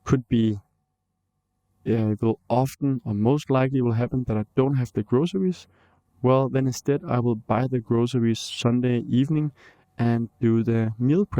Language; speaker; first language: English; non-native, fluent; Danish